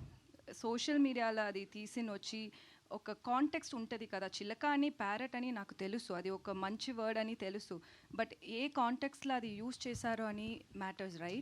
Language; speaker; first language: Telugu; non-native, learner; Tamil